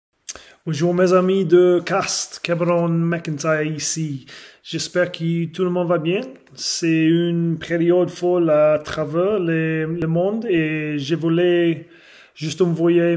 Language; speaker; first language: French; non-native, learner; English